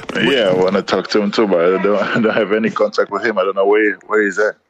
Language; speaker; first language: English; non-native, learner; Kabuverdianu